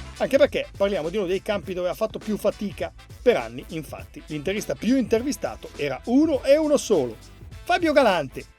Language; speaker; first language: Italian; native; Italian